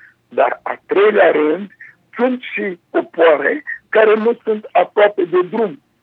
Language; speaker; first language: Romanian; non-native, fluent; Sango